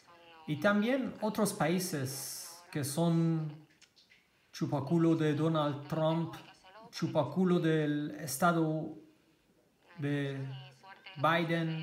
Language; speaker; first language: Spanish; non-native, learner; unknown